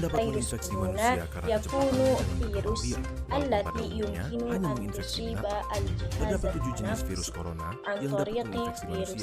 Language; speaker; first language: Arabic; non-native, learner; Indonesian